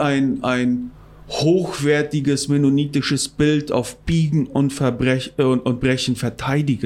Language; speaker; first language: German; non-native, local second language; Plautdietsch